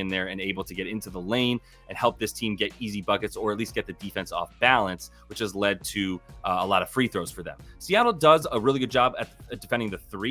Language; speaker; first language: English; native; English